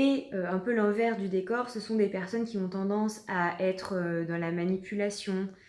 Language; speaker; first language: French; native; French